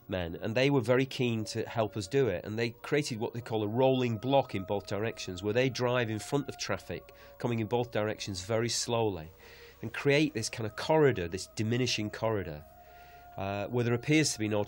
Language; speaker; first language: English; native; English